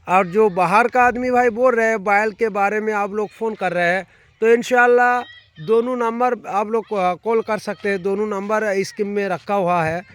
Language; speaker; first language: Hindi; non-native, local second language; Bangla